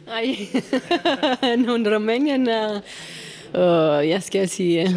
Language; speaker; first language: Danish; non-native, learner; Romanian